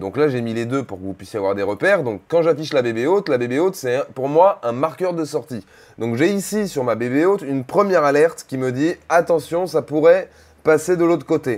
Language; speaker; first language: French; native; French